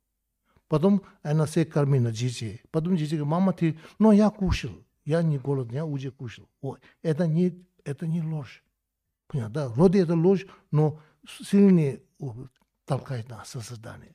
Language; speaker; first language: Russian; non-native, learner; Tibetan